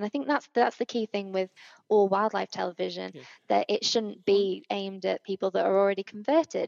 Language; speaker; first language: English; native; English